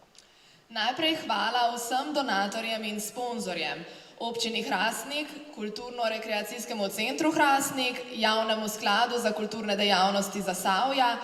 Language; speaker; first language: Slovenian; native; Slovenian